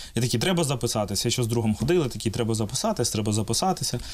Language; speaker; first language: Ukrainian; non-native, local second language; Russian